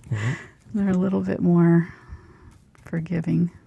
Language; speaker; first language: English; native; English